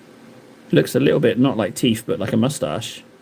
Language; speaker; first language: English; native; English